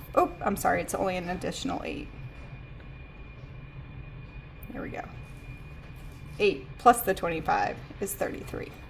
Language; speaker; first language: English; native; English